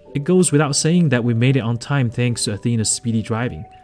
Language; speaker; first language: English; non-native, fluent; Chinese